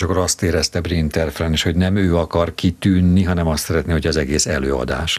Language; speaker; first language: Hungarian; native; Hungarian